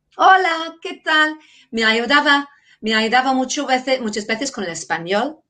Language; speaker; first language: Spanish; non-native, fluent; English